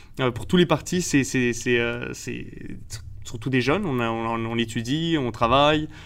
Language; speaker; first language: French; early bilingual, other home language; Spanish